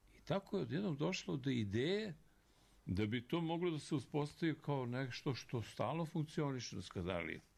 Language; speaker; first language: Serbian; native; Serbian